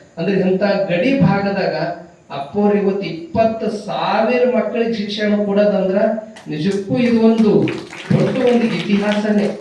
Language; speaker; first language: Kannada; native; Kannada